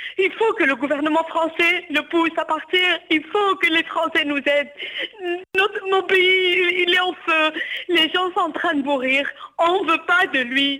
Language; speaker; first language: French; non-native, local second language; Arabic